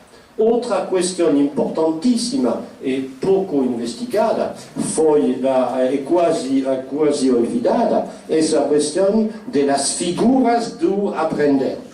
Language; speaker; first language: Portuguese; non-native, fluent; French